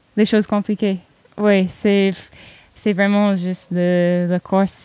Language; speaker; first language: French; non-native, learner; English